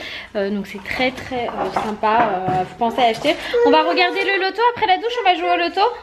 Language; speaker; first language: French; native; French